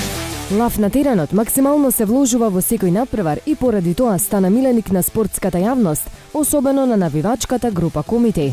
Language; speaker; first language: Macedonian; native; Macedonian